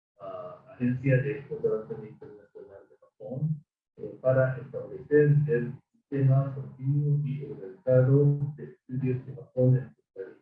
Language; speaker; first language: Spanish; non-native, fluent; Japanese